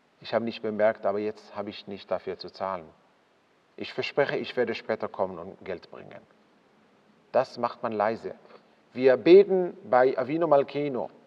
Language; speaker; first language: German; non-native, fluent; Hebrew